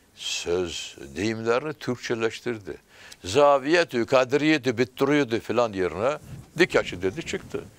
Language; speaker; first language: Turkish; native; Turkish